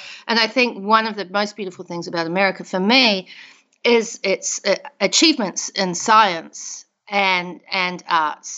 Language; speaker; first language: English; native; English